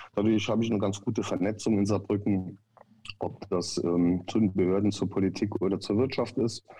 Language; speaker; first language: German; native; German